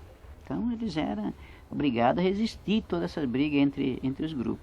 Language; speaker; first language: Portuguese; native; Portuguese